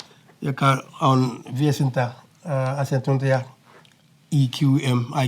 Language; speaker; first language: Finnish; non-native, fluent; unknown